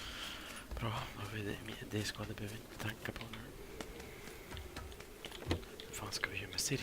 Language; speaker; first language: Swedish; native; Swedish